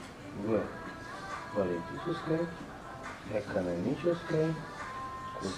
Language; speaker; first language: Russian; non-native, local second language; Romanian